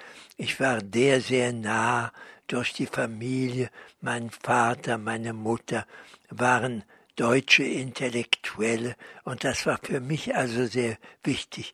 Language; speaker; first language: German; early bilingual, heritage; German